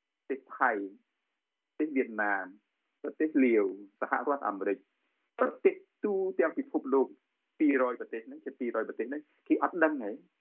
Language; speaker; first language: Khmer; native; Khmer